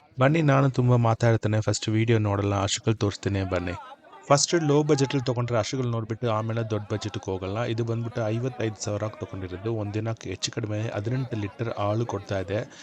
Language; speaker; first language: Kannada; non-native, local second language; Tamil